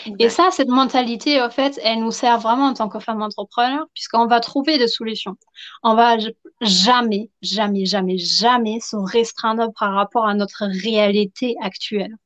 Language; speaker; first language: French; non-native, fluent; German